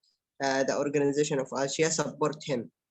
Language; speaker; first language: English; non-native, learner; Arabic